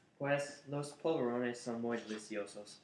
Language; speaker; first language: Spanish; non-native, learner; English